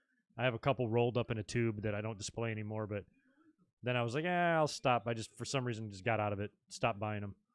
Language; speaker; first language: English; native; English